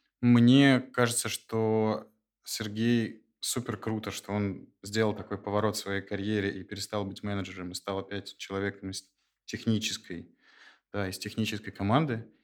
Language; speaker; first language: Russian; native; Russian